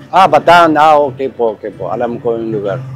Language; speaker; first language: Filipino; non-native, learner; Japanese